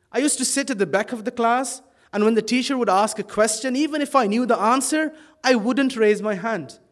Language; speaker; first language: English; early bilingual, other home language; Dutch